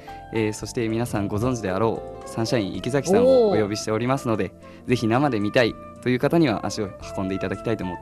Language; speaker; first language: Japanese; native; Japanese